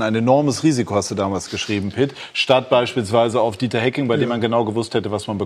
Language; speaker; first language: German; native; German